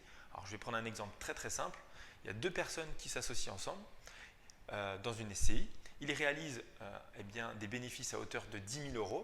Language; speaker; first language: French; native; French